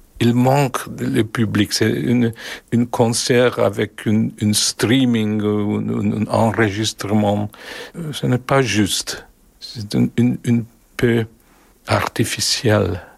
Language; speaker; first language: French; non-native, learner; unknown